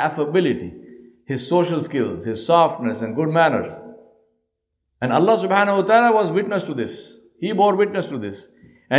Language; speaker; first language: English; non-native, local second language; Urdu